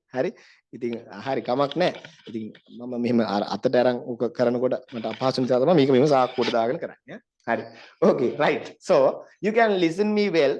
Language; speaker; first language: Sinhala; native; Sinhala